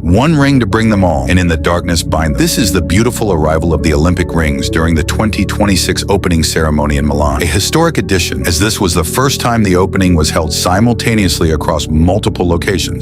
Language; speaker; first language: English; native; English